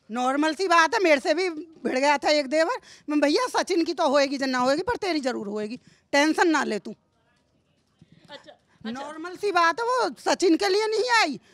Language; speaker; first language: Hindi; native; Hindi